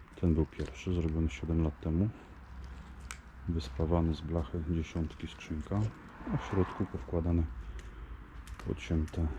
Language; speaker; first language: Polish; native; Polish